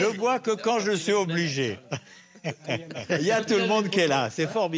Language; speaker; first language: French; native; French